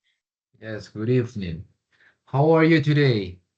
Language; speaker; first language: English; non-native, fluent; Spanish